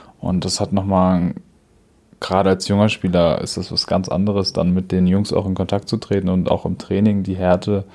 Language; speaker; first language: German; native; German